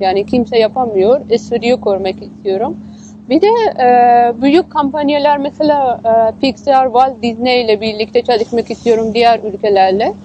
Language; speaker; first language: Turkish; non-native, fluent; Persian